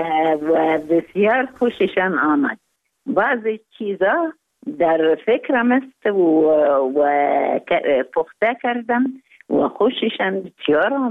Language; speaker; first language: Persian; non-native, learner; Arabic